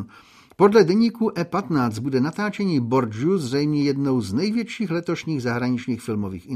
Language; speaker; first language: Czech; native; Czech